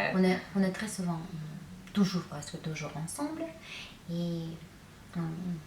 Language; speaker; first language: French; non-native, fluent; Russian